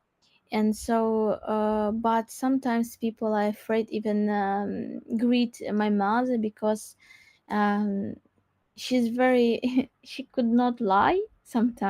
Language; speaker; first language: English; non-native, learner; Crimean Tatar